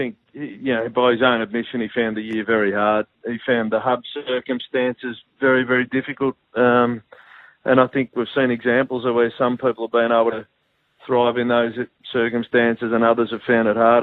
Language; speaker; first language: English; native; English